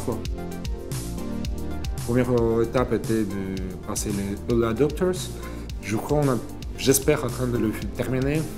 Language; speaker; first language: French; non-native, fluent; Ukrainian